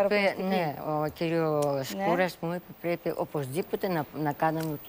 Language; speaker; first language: Greek; non-native, learner; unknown